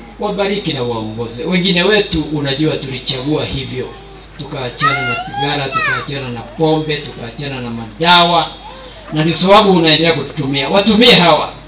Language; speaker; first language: Swahili; non-native, local second language; Kamba